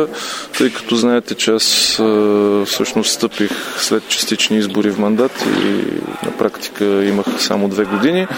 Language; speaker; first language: Bulgarian; native; Bulgarian